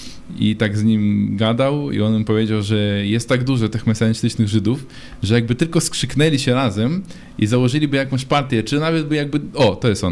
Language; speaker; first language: Polish; non-native, fluent; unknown